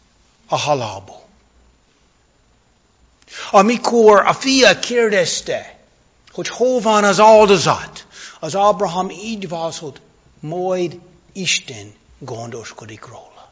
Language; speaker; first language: Hungarian; non-native, fluent; English